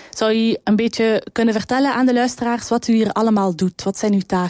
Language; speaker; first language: Dutch; native; Dutch